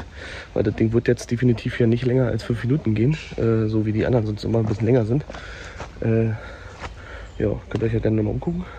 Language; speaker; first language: German; native; German